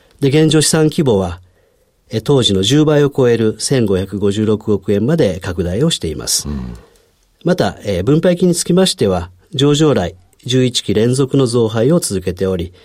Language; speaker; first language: Japanese; native; Japanese